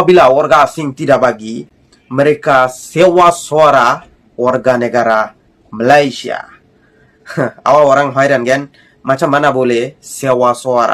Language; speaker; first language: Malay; non-native, fluent; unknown